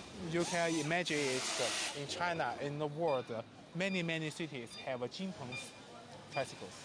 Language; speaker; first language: English; non-native, learner; Chinese